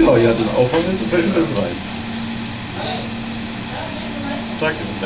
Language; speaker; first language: German; native; German